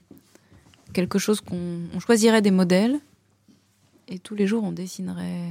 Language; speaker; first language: French; native; French